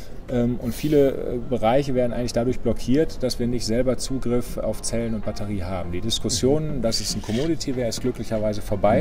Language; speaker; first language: German; native; German